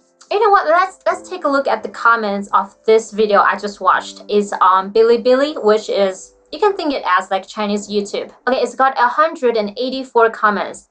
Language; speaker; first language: English; non-native, fluent; Chinese